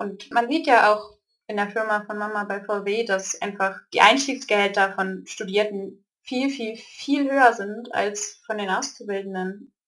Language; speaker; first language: German; native; German